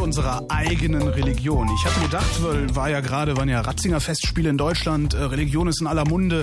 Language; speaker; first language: German; native; German